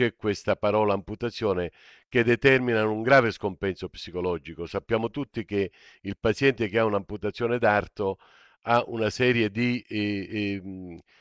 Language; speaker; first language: Italian; native; Italian